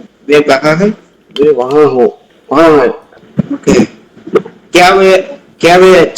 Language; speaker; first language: Hindi; non-native, learner; Telugu